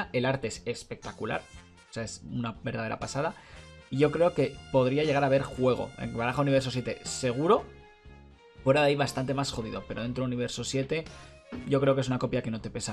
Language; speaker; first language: Spanish; native; Spanish